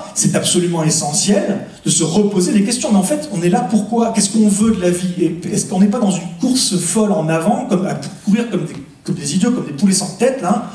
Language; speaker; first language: French; native; French